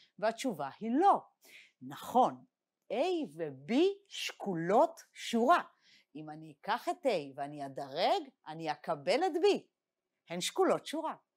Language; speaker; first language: Hebrew; native; Hebrew